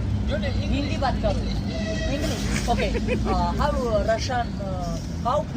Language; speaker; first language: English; non-native, learner; Tajik